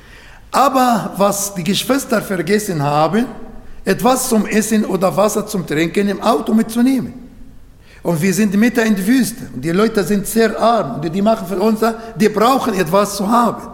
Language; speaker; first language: German; non-native, learner; Arabic